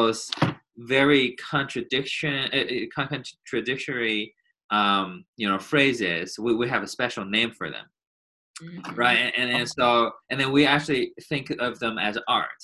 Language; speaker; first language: English; non-native, fluent; Chinese